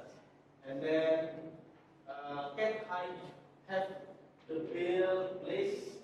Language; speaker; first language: English; non-native, learner; Indonesian